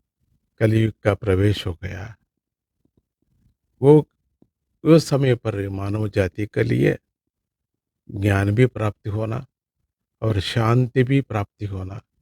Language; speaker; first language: Hindi; non-native, local second language; Kannada